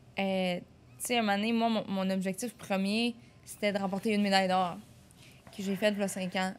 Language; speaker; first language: French; native; French